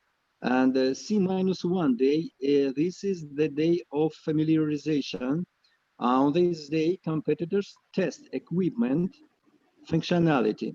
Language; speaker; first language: English; non-native, fluent; Russian